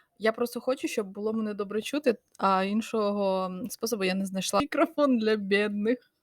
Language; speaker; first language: Ukrainian; native; Ukrainian